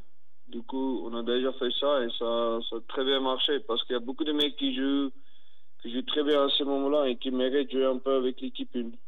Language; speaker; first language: French; non-native, fluent; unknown